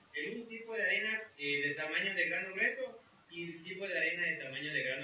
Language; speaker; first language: Spanish; native; Spanish